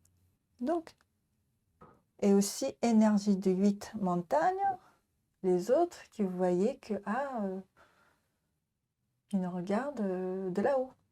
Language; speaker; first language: French; non-native, learner; Japanese